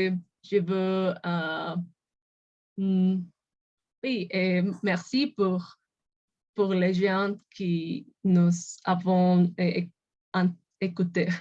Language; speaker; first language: French; non-native, learner; Spanish